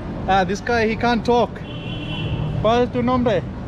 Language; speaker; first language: Spanish; non-native, learner; English